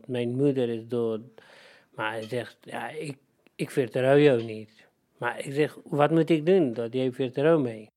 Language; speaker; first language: Dutch; non-native, learner; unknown